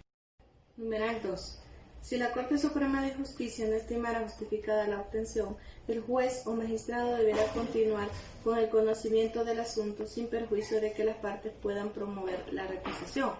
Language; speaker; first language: Spanish; native; Spanish